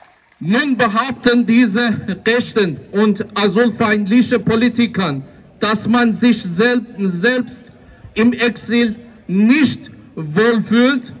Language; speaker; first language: German; non-native, fluent; Persian